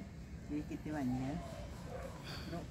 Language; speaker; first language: Spanish; native; Spanish